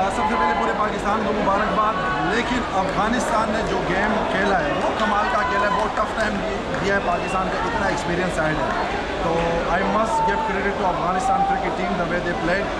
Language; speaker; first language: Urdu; non-native, local second language; Pashto